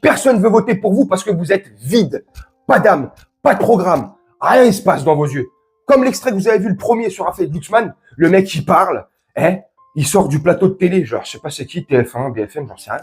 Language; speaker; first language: French; native; French